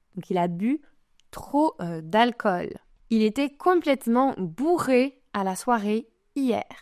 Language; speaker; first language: French; native; French